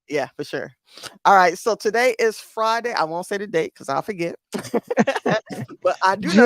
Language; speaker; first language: English; native; English